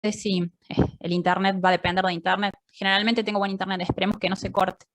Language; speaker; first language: Spanish; native; Spanish